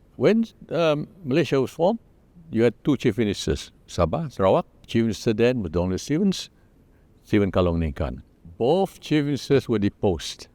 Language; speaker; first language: English; non-native, local second language; Malay